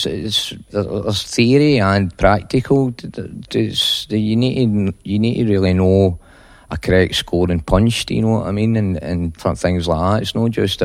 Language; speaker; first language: English; native; English